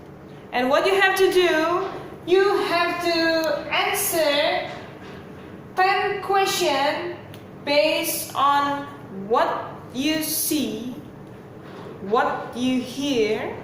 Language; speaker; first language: English; non-native, local second language; Indonesian